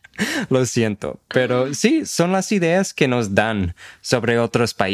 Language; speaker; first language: Spanish; non-native, fluent; English